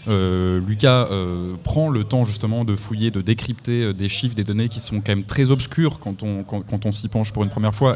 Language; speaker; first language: French; native; French